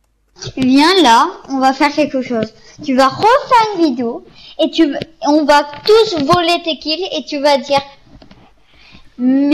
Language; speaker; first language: French; native; French